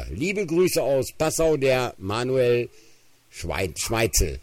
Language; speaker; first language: German; native; German